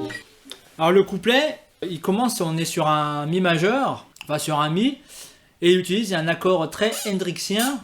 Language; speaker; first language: French; native; French